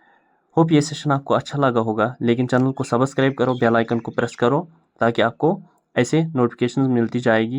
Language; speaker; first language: Hindi; non-native, local second language; Kashmiri